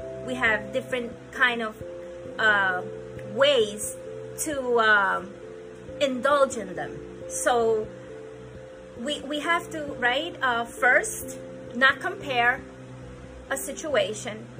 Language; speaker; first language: English; early bilingual, other home language; Spanish